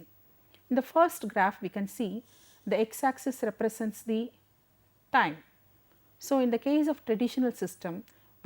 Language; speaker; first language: English; non-native, local second language; Tamil